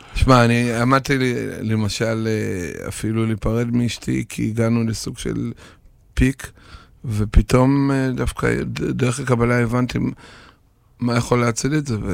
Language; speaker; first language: Hebrew; non-native, fluent; Russian